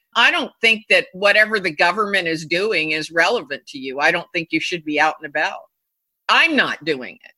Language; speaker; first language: English; non-native, fluent; Japanese